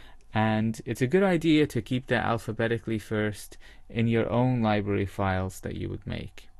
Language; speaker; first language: English; native; English